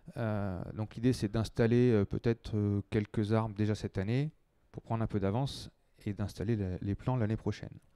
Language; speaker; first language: French; native; French